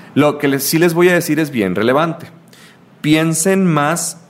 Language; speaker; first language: Spanish; native; Spanish